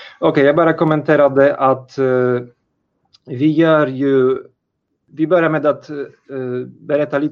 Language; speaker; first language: Swedish; non-native, fluent; Polish